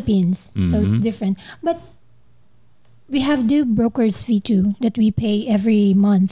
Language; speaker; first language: English; non-native, local second language; Filipino